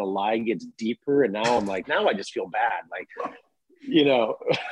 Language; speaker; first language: English; native; English